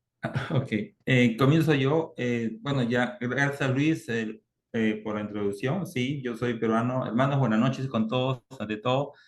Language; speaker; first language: Spanish; native; Spanish